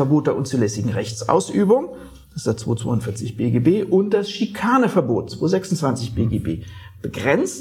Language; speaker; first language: German; native; German